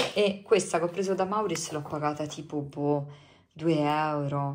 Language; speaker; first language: Italian; native; Italian